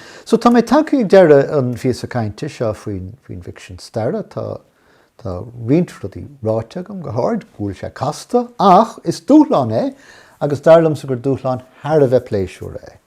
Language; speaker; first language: Irish; non-native, local second language; English